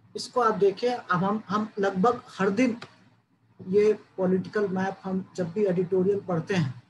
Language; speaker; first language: Hindi; native; Hindi